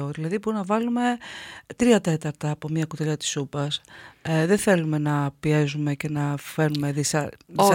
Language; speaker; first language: Greek; native; Greek